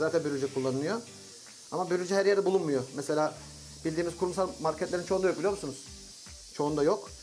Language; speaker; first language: Turkish; native; Turkish